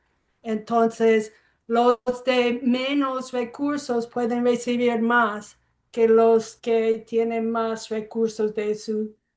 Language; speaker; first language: Spanish; non-native, fluent; English